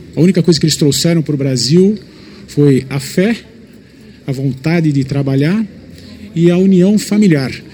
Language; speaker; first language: Portuguese; native; Portuguese